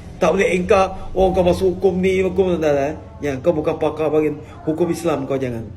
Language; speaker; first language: Malay; native; Malay